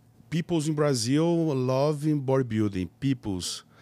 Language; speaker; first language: English; non-native, learner; Portuguese